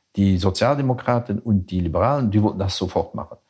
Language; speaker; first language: German; non-native, local second language; Luxembourgish